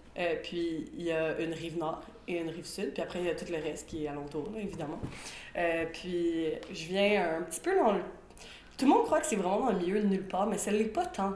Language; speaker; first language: French; native; French